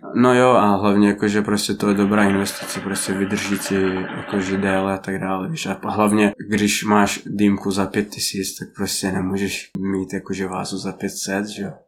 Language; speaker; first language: Czech; non-native, fluent; Russian